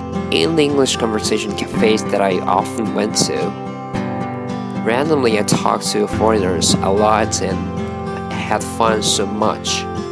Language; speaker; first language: English; non-native, fluent; Japanese